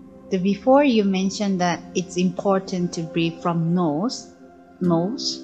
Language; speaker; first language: English; non-native, learner; Japanese